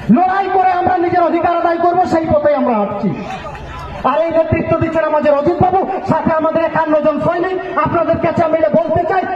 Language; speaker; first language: Bangla; non-native, local second language; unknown